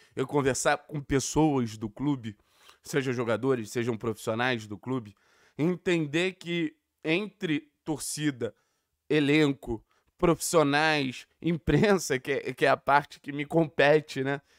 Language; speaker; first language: Portuguese; native; Portuguese